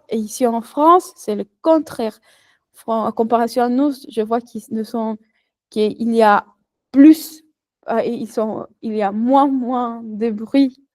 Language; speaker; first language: French; non-native, learner; Spanish